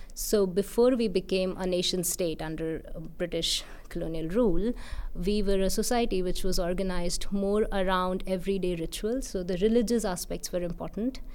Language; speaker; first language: English; non-native, local second language; Hindi